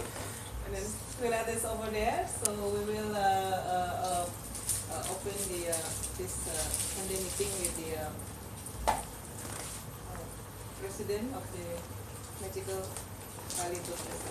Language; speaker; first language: English; non-native, learner; Indonesian